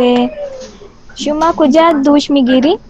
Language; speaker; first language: Persian; non-native, learner; Urdu